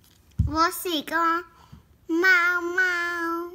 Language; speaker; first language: Chinese; non-native, learner; English